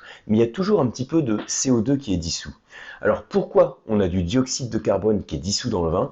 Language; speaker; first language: French; native; French